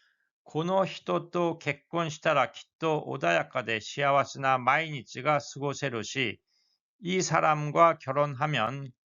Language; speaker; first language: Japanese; non-native, fluent; Korean